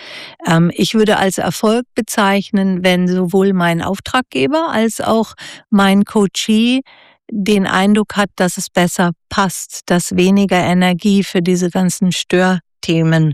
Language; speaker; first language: German; native; German